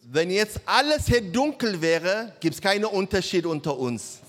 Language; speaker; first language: German; non-native, learner; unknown